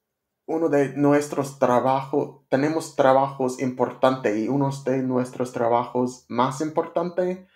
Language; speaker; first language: Spanish; non-native, learner; English